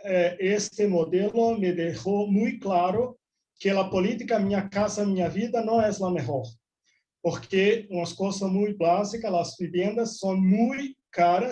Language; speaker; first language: Spanish; non-native, fluent; Portuguese